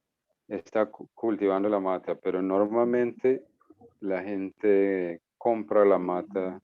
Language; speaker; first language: Spanish; non-native, fluent; English